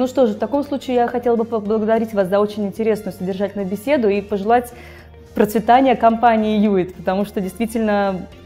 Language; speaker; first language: Russian; native; Russian